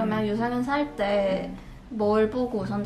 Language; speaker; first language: Korean; non-native, fluent; Cantonese